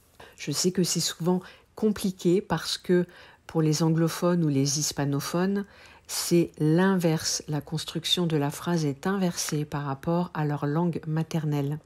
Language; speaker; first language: French; native; French